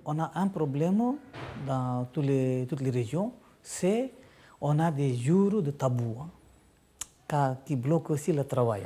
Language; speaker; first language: French; non-native, local second language; Malagasy